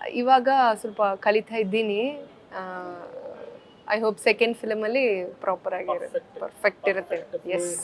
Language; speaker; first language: Kannada; early bilingual, heritage; Kannada